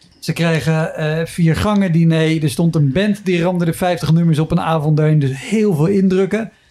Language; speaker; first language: Dutch; native; Dutch